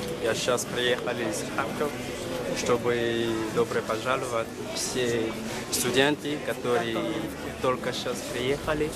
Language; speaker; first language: Russian; non-native, learner; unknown